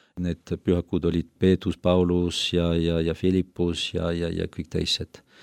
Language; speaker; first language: Estonian; non-native, fluent; French